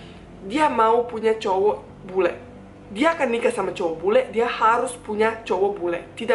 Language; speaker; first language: Indonesian; non-native, fluent; Bosnian